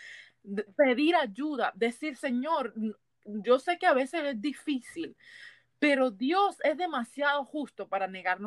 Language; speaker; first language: Spanish; early bilingual, heritage; Spanish